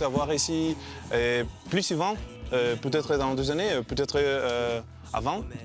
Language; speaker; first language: French; non-native, learner; Spanish